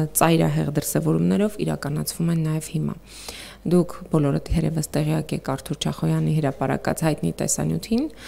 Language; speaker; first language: Armenian; native; Armenian